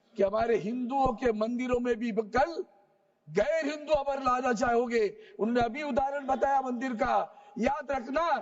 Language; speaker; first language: Hindi; non-native, local second language; Marathi